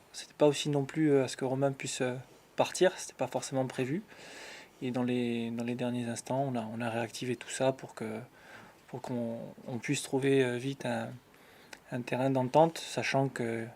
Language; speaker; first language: French; native; French